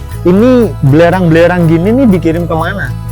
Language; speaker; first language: Indonesian; native; Indonesian